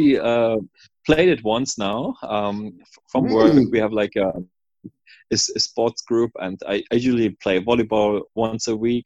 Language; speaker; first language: English; non-native, fluent; German